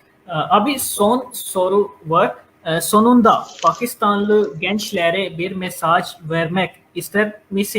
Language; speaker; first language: Turkish; non-native, learner; Urdu